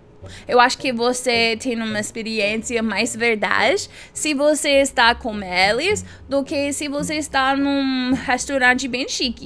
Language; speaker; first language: Portuguese; non-native, learner; English